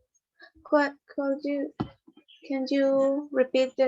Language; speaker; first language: English; non-native, learner; Spanish